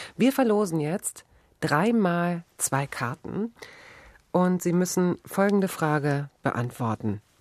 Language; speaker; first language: German; native; German